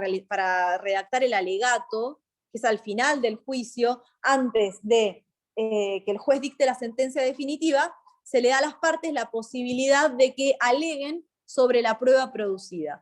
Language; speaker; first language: Spanish; native; Spanish